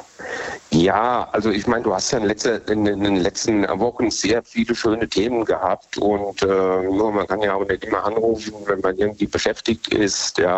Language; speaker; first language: German; native; German